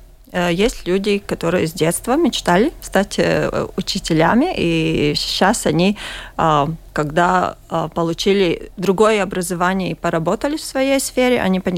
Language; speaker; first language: Russian; non-native, local second language; Latvian